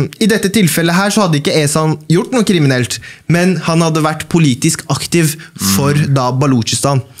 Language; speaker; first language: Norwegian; early bilingual, other home language; Baluchi